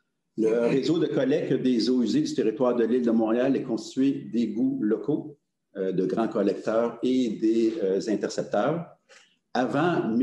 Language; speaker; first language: French; native; French